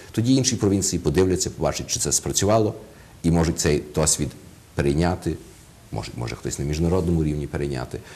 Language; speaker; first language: Ukrainian; early bilingual, heritage; Ukrainian